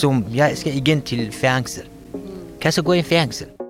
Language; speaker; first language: Danish; non-native, learner; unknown